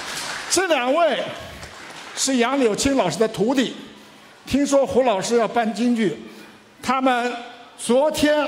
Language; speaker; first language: Chinese; native; Chinese